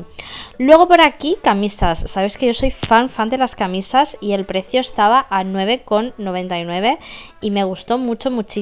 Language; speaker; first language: Spanish; native; Spanish